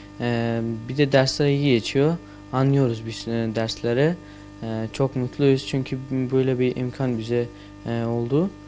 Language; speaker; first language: Turkish; non-native, learner; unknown